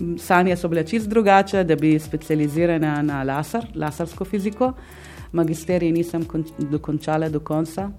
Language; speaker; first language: Slovenian; non-native, fluent; Arabic